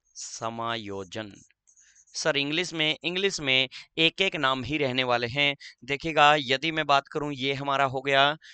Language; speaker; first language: Hindi; native; Hindi